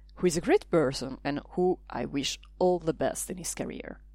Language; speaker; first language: English; non-native, fluent; Italian